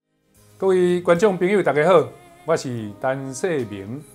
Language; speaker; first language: Chinese; non-native, local second language; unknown